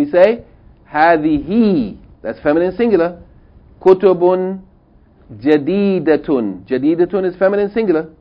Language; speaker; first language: Arabic; non-native, fluent; English